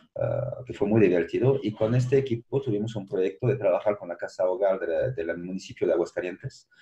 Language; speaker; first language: Spanish; non-native, fluent; French